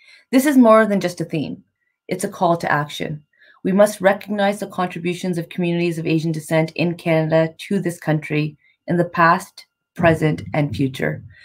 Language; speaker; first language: English; native; English